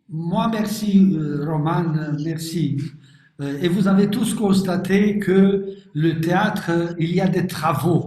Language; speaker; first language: French; non-native, fluent; Romanian